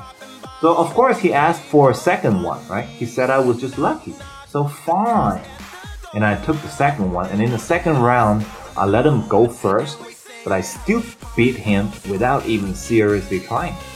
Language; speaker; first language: English; non-native, fluent; Chinese